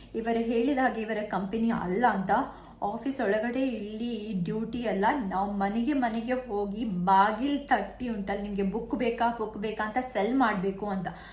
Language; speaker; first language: Kannada; non-native, local second language; Tulu